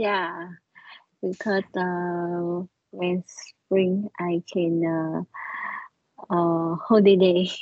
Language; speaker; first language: English; non-native, learner; Vietnamese